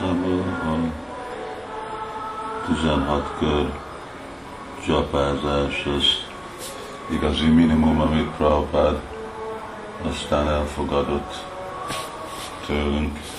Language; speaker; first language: Hungarian; early bilingual, heritage; Hungarian